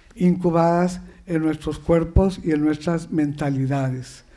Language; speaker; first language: Spanish; native; Spanish